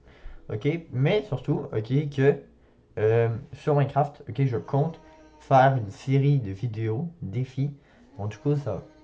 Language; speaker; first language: French; native; French